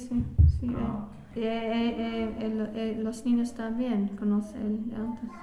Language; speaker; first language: Spanish; non-native, learner; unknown